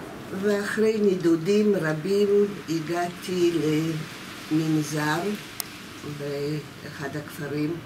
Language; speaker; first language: Hebrew; early bilingual, other home language; Polish